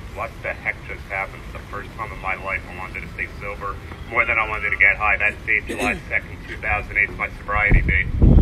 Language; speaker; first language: English; native; English